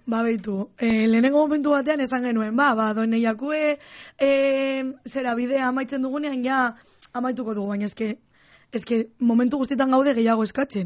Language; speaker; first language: Basque; non-native, local second language; Spanish